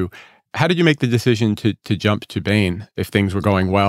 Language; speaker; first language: English; native; English